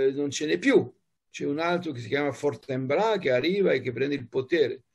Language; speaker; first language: Italian; non-native, fluent; Arabic